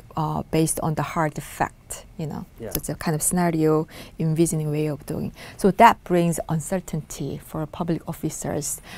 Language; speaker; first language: English; non-native, fluent; Korean